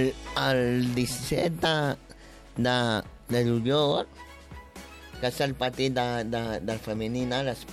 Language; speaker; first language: Catalan; non-native, local second language; Spanish